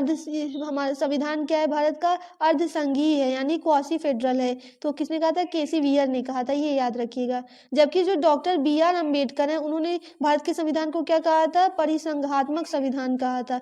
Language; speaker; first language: Hindi; native; Hindi